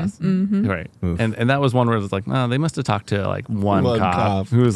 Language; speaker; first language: English; native; English